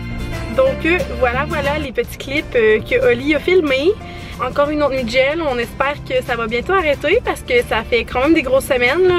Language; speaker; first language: French; native; French